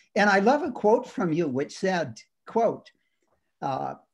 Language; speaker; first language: English; native; English